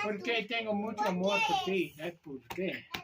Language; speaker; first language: Spanish; non-native, learner; English